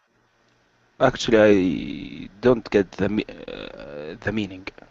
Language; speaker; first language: English; non-native, learner; Arabic